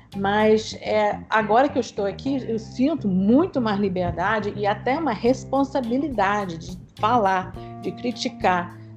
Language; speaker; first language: Portuguese; non-native, fluent; English